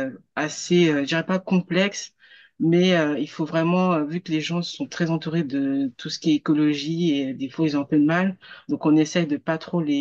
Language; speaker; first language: French; native; French